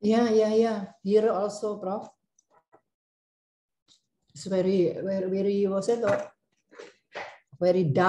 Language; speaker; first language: English; non-native, learner; Indonesian